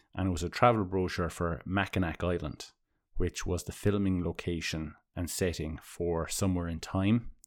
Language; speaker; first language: English; native; English